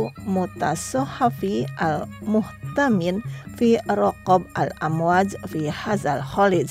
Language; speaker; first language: Arabic; non-native, fluent; Indonesian